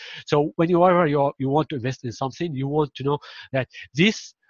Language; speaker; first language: English; non-native, fluent; Arabic